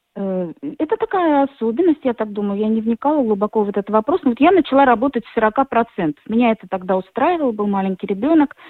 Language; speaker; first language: Russian; native; Russian